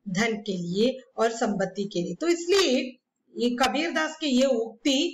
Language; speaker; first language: Hindi; non-native, local second language; Malayalam